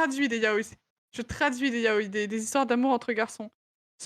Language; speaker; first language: French; native; French